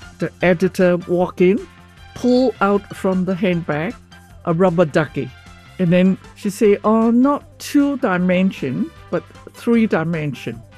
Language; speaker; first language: English; non-native, fluent; Cantonese